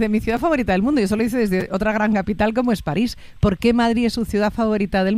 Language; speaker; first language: Spanish; native; Spanish